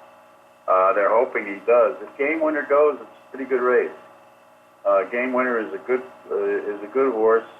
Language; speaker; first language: English; native; English